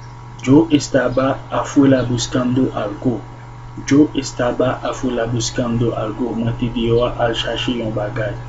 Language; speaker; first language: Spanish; non-native, learner; Haitian Creole